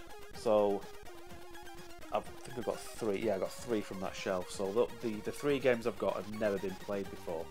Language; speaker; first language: English; native; English